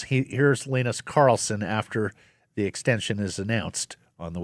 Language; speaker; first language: English; native; English